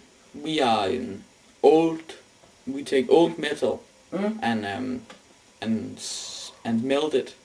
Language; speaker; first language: English; non-native, learner; Danish